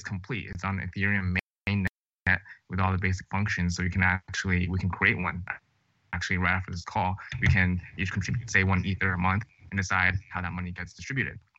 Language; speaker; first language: English; native; English